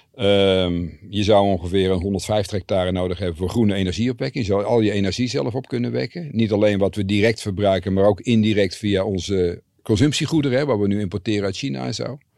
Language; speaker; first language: Dutch; native; Dutch